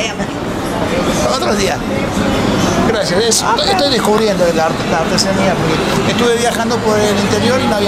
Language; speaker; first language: Spanish; non-native, learner; French